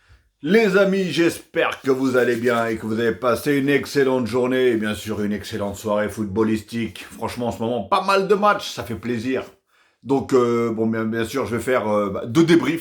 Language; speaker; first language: French; native; French